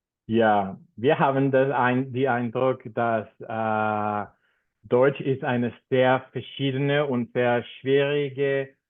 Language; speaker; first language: German; non-native, fluent; Spanish